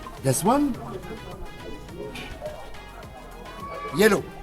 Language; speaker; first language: English; non-native, learner; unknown